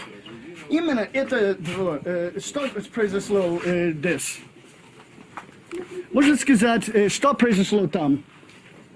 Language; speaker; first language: Russian; non-native, learner; English